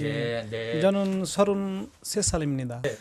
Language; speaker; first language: Korean; non-native, learner; Bangla